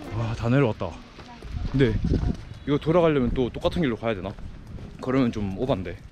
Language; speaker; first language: Korean; native; Korean